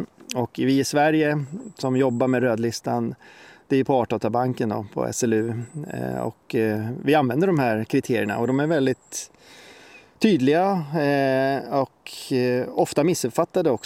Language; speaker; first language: Swedish; native; Swedish